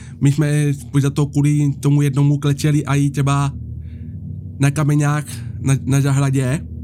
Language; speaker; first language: Czech; native; Czech